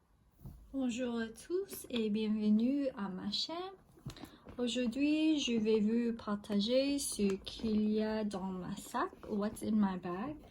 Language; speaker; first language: French; non-native, learner; English